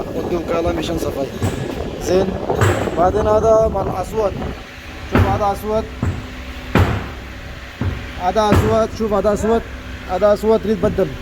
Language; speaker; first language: Arabic; non-native, learner; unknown